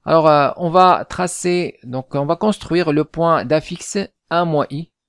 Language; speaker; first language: French; non-native, local second language; Arabic